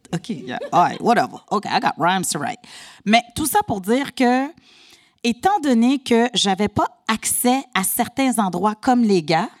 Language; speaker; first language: French; native; French